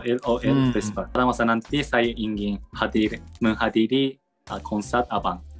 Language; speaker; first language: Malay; non-native, learner; Japanese